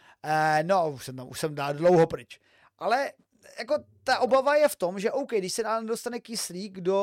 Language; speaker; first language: Czech; native; Czech